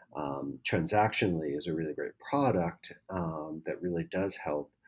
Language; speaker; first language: English; native; English